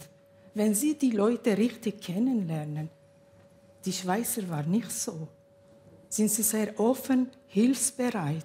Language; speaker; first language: German; non-native, learner; Kurdish